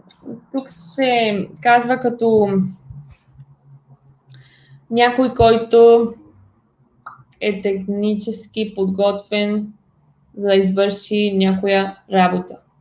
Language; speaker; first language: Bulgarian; non-native, fluent; Spanish